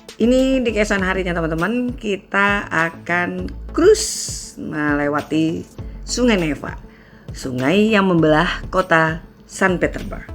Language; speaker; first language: Indonesian; native; Indonesian